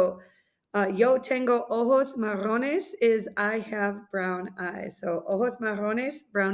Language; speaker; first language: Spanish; non-native, fluent; English